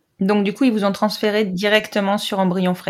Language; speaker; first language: French; native; French